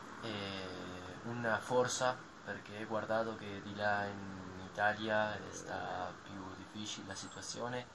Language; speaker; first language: Italian; non-native, learner; Spanish